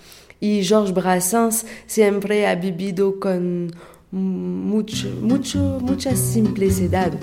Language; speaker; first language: Spanish; non-native, fluent; French